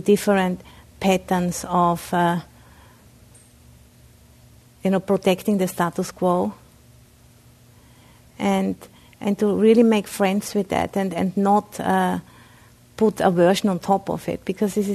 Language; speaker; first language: English; non-native, fluent; German